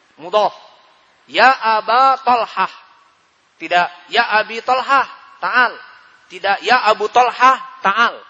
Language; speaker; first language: Indonesian; native; Indonesian